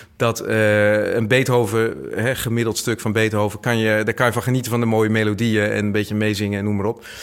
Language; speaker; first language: Dutch; native; Dutch